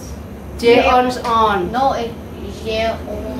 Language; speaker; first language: French; non-native, learner; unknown